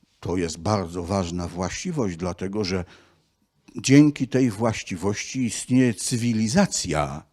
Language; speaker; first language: Polish; native; Polish